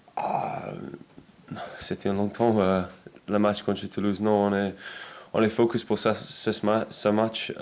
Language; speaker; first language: French; non-native, learner; English